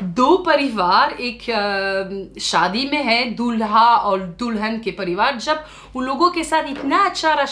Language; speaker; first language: Hindi; non-native, learner; Riffian